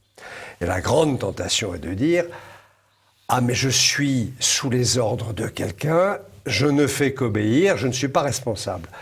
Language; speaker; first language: French; native; French